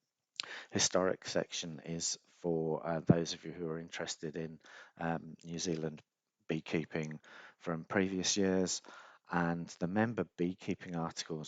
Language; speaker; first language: English; native; English